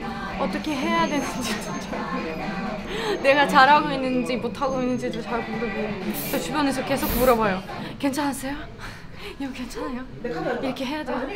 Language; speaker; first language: Korean; non-native, fluent; Russian